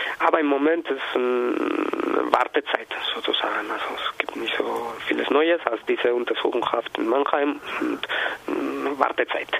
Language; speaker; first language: German; non-native, learner; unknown